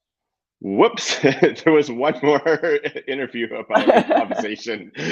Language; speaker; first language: English; native; English